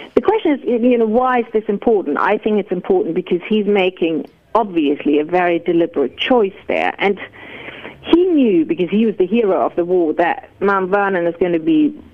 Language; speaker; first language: English; non-native, fluent; German